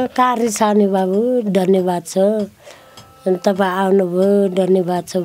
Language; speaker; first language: Nepali; non-native, local second language; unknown